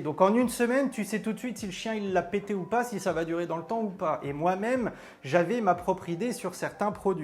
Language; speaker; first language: French; native; French